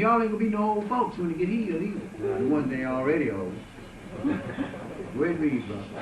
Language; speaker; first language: English; native; English